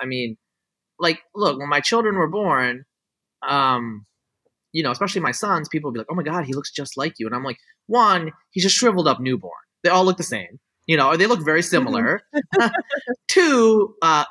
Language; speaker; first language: English; early bilingual, other home language; Bangla